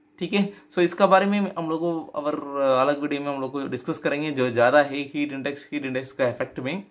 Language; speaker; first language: Hindi; non-native, local second language; Tamil